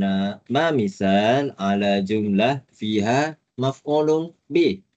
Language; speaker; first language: Arabic; non-native, learner; Malay